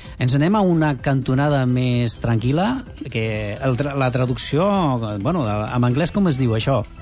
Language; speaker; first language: Catalan; native; Catalan